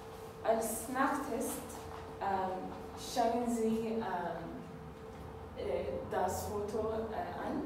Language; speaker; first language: German; non-native, learner; Arabic